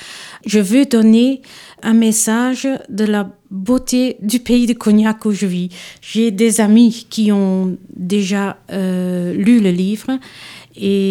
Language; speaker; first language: French; non-native, local second language; Dutch